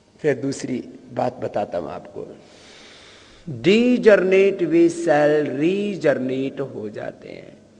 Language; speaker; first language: Hindi; native; Hindi